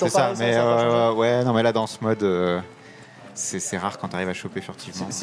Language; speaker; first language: French; native; French